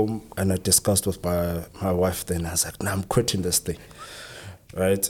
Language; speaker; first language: English; non-native, local second language; Southern Sotho